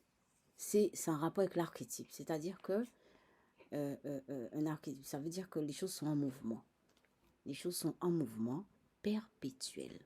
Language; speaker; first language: French; native; French